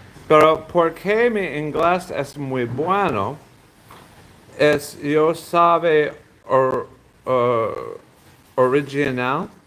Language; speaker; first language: Spanish; non-native, learner; English